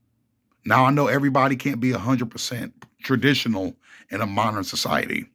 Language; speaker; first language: English; native; English